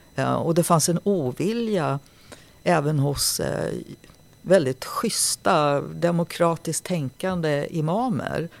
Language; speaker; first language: Swedish; native; Swedish